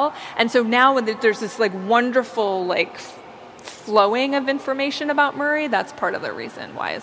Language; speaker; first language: English; native; English